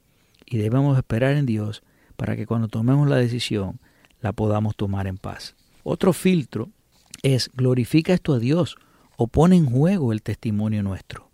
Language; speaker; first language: Spanish; native; Spanish